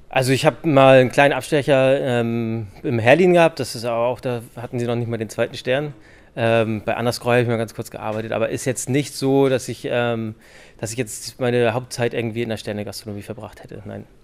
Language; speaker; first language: German; native; German